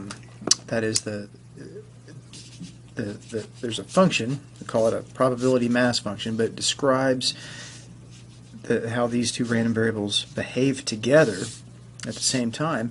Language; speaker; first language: English; native; English